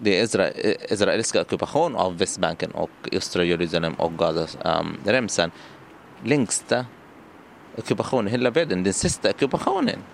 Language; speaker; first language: Swedish; non-native, learner; Arabic